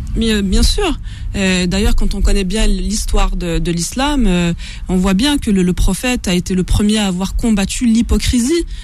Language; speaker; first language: French; non-native, local second language; Kabyle